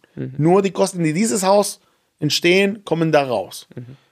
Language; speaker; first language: German; non-native, fluent; Spanish